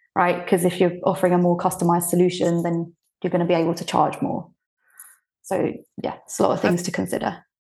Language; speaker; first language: English; early bilingual, other home language; Bulgarian